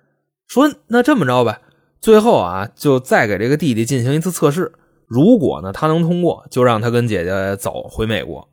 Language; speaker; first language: Chinese; native; Chinese